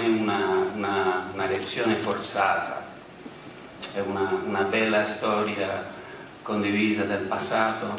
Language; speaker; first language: Italian; non-native, fluent; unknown